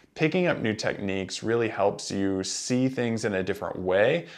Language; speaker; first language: English; native; English